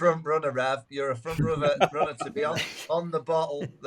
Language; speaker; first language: English; native; English